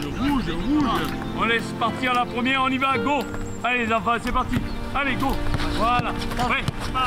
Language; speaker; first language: French; native; French